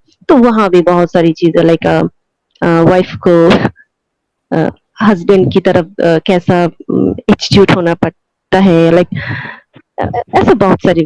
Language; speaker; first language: Hindi; non-native, local second language; Bangla